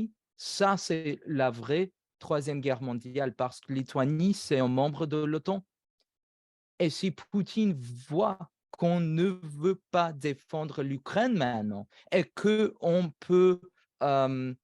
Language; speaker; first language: French; non-native, fluent; English